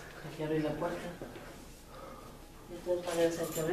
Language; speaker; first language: Spanish; native; Spanish